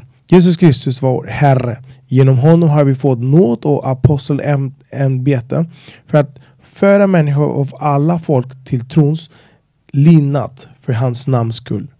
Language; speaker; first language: Swedish; non-native, fluent; Spanish